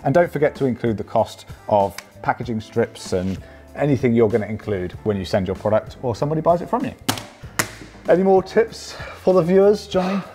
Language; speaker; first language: English; native; English